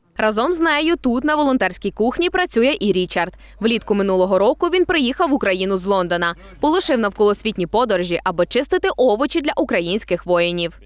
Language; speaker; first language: Ukrainian; native; Ukrainian